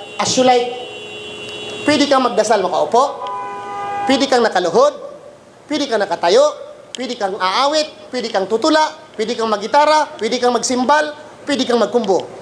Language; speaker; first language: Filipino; non-native, local second language; Cebuano